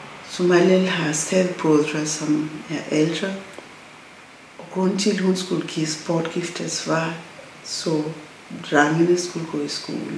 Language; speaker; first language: Danish; non-native, local second language; Masai